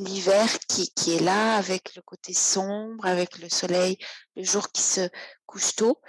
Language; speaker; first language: French; native; French